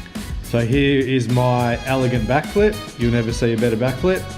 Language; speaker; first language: English; native; English